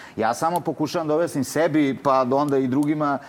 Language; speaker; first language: Serbian; native; Serbian